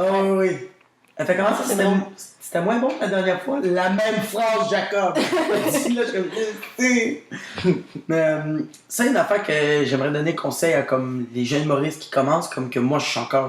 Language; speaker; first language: French; native; French